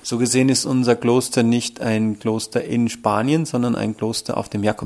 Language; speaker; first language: German; native; German